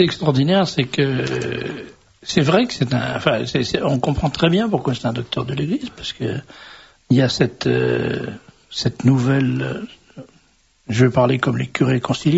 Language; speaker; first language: French; native; French